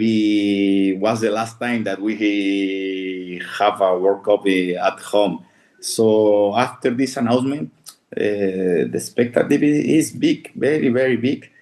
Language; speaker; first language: English; non-native, fluent; Spanish